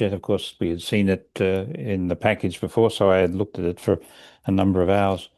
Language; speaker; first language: English; native; English